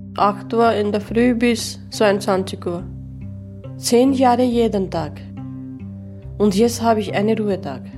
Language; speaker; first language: German; non-native, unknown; Urdu